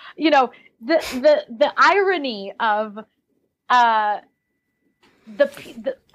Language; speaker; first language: English; early bilingual, other home language; Russian